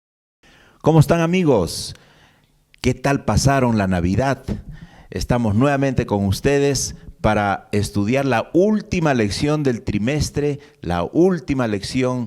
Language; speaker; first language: Spanish; native; Spanish